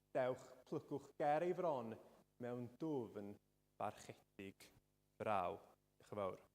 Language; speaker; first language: Welsh; native; Welsh